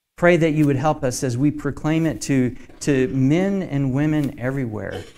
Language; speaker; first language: English; native; English